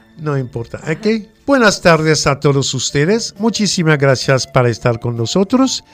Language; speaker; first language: Spanish; non-native, fluent; French